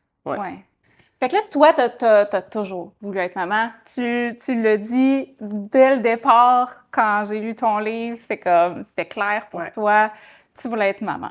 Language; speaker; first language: French; native; French